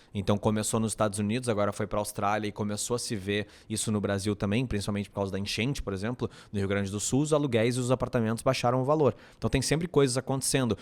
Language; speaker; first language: Portuguese; native; Portuguese